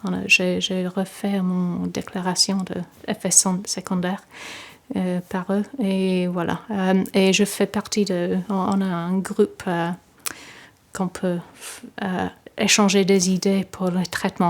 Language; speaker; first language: French; non-native, fluent; English